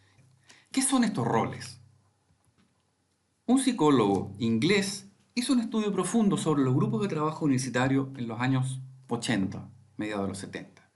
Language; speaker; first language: Spanish; native; Spanish